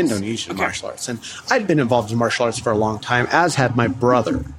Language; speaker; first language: English; early bilingual, other home language; Russian